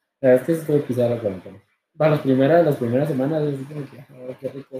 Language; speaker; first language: Spanish; native; Spanish